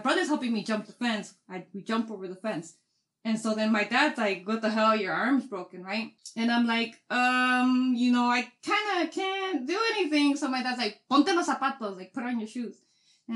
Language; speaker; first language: English; native; English